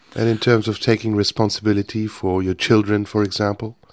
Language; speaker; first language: English; non-native, fluent; Turkish